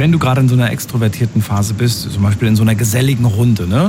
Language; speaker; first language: German; native; German